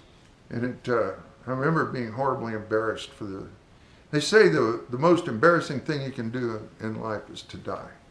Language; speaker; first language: English; native; English